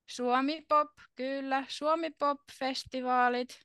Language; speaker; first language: Finnish; native; Finnish